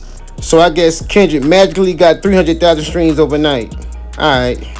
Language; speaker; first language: English; native; English